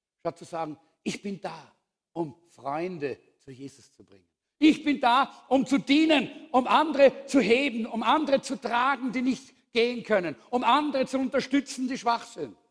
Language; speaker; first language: German; native; German